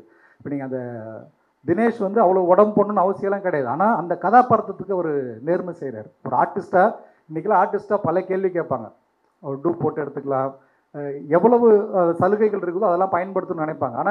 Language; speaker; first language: Tamil; native; Tamil